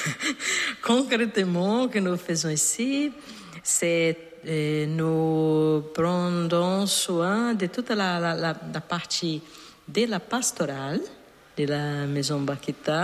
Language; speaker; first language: French; non-native, learner; Portuguese